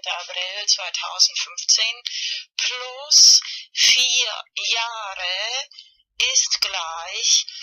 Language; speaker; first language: German; non-native, fluent; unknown